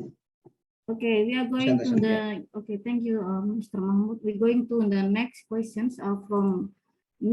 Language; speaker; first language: English; non-native, fluent; Indonesian